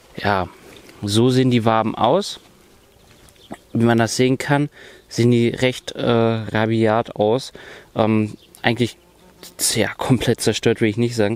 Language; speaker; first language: German; native; German